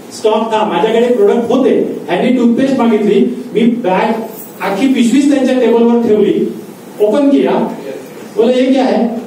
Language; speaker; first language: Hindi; non-native, local second language; Marathi